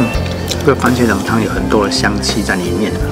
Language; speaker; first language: Chinese; native; Chinese